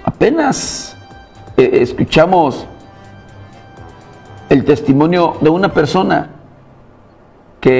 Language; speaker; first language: Spanish; native; Spanish